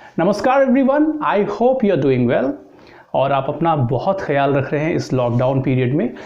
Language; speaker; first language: Hindi; native; Hindi